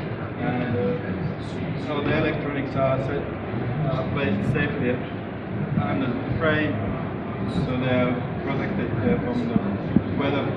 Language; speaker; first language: English; non-native, fluent; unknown